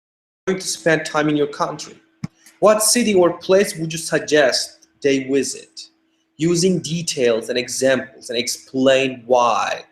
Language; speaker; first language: English; non-native, fluent; Turkish